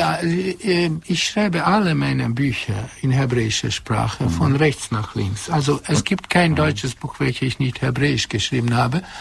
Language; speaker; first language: German; non-native, fluent; Hungarian